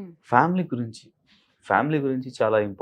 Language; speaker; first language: Telugu; non-native, learner; Hindi